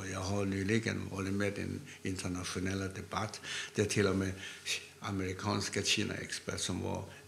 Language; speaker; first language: Swedish; non-native, fluent; Cantonese